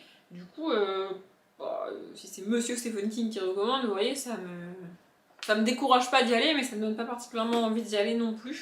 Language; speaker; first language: French; native; French